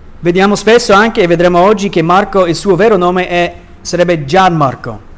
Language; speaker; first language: Italian; non-native, fluent; English